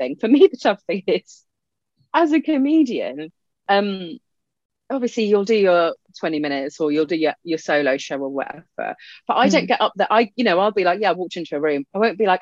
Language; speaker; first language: English; non-native, local second language; Punjabi